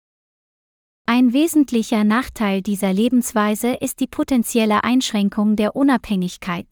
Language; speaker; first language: German; non-native, learner; Vietnamese